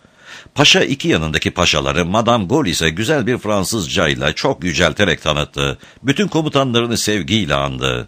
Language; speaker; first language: Turkish; native; Turkish